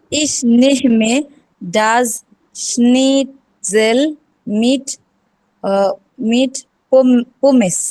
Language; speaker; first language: German; non-native, learner; Bangla